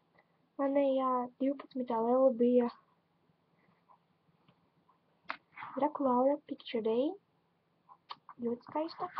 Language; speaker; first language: Latvian; non-native, local second language; Russian